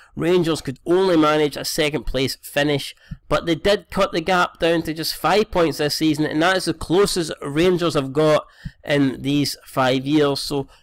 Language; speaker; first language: English; native; English